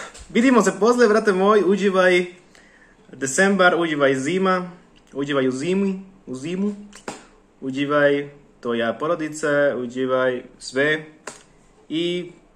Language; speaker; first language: Serbian; non-native, learner; Spanish